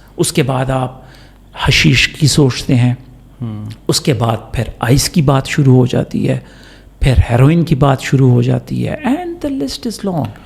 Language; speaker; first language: Urdu; non-native, local second language; Pashto